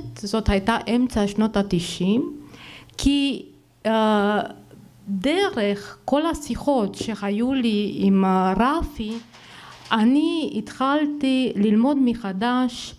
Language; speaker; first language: Hebrew; non-native, fluent; Romanian